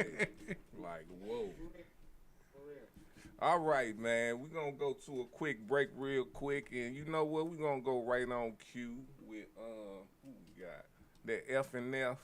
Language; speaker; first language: English; native; English